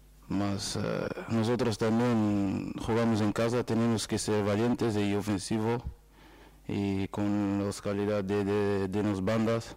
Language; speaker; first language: Spanish; non-native, fluent; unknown